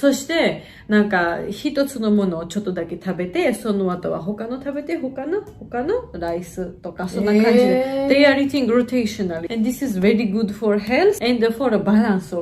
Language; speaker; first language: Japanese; non-native, fluent; Georgian